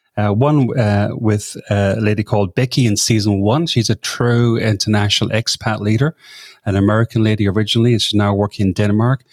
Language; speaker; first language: English; native; English